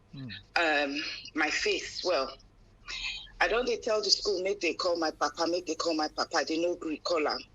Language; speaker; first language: Nigerian Pidgin; non-native, local second language; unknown